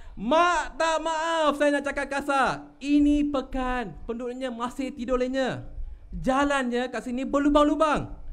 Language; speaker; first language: Malay; non-native, local second language; Tamil